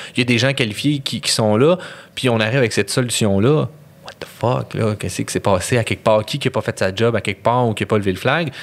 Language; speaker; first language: French; native; French